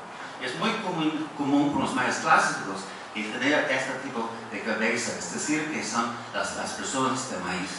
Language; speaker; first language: Spanish; non-native, fluent; English